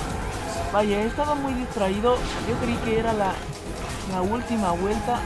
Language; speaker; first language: Spanish; native; Spanish